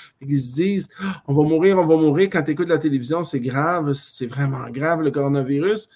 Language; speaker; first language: French; native; French